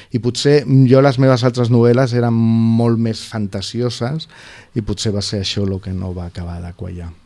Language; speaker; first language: Catalan; non-native, local second language; Spanish